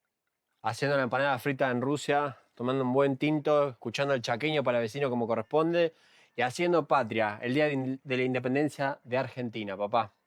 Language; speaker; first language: Spanish; native; Spanish